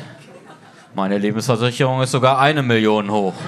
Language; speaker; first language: German; native; German